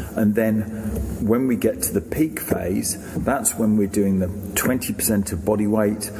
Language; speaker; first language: English; native; English